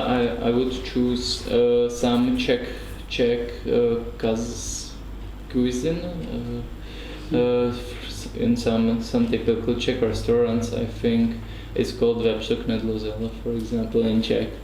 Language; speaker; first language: English; non-native, learner; Czech